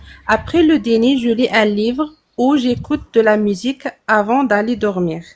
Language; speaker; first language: French; non-native, learner; Arabic